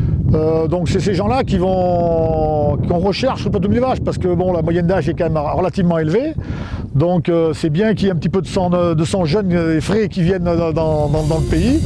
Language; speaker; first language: French; native; French